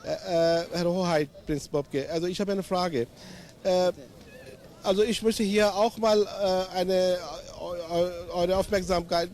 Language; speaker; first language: German; non-native, fluent; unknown